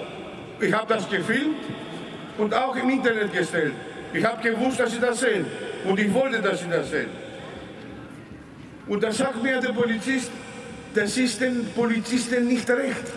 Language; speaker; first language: German; non-native, fluent; Greek